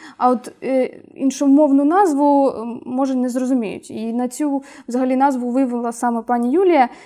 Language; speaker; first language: Ukrainian; native; Ukrainian